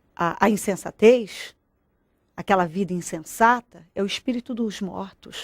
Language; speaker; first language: Portuguese; native; Portuguese